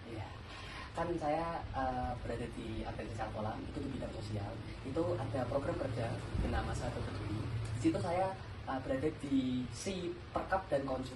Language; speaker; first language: Indonesian; native; Indonesian